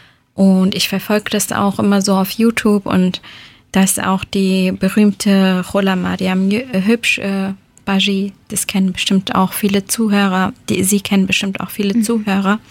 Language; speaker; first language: German; early bilingual, other home language; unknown